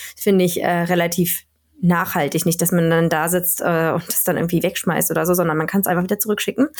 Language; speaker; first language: German; native; German